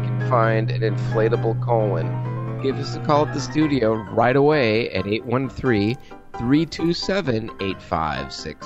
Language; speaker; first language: English; native; English